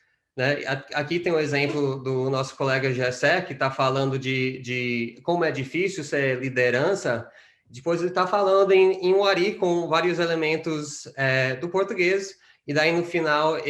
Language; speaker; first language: Portuguese; non-native, fluent; English